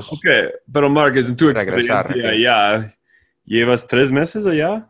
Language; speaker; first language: Spanish; non-native, fluent; English